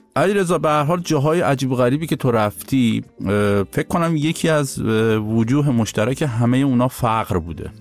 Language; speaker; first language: Persian; native; Persian